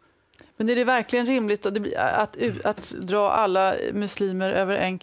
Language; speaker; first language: Swedish; native; Swedish